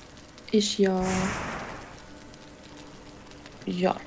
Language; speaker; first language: German; native; German